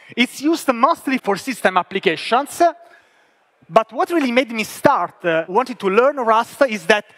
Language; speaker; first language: English; non-native, fluent; Italian